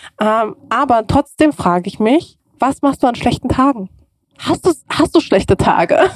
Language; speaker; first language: German; early bilingual, other home language; Russian